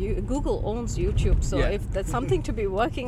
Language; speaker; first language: English; non-native, local second language; Tamil